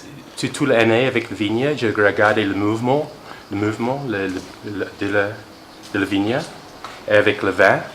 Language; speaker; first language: French; non-native, learner; English